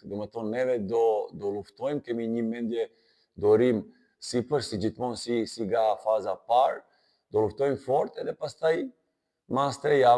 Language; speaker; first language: Albanian; non-native, fluent; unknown